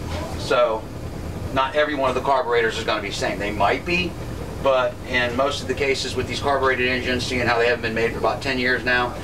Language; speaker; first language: English; native; English